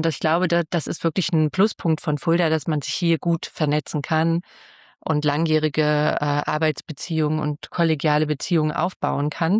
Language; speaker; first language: German; native; German